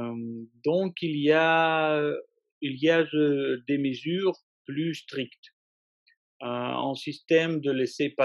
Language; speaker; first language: French; non-native, fluent; Russian